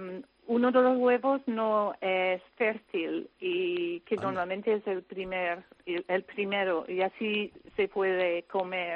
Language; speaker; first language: Spanish; non-native, fluent; English